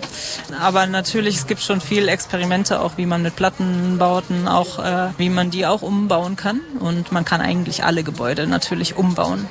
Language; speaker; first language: German; native; German